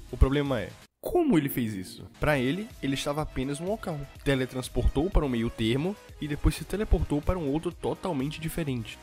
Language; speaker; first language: Portuguese; native; Portuguese